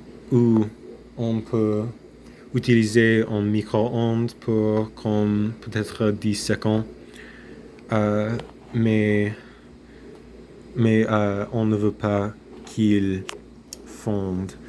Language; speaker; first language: French; non-native, learner; English